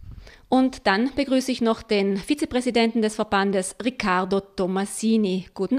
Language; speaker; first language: German; native; German